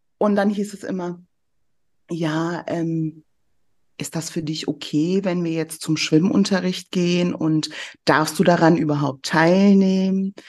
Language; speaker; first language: German; early bilingual, other home language; Persian